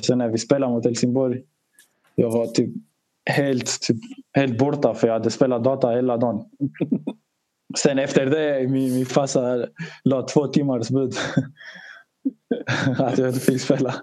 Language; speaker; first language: Swedish; early bilingual, other home language; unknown